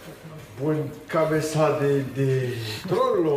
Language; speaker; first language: Spanish; non-native, learner; French